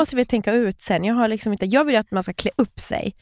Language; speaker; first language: Swedish; native; Swedish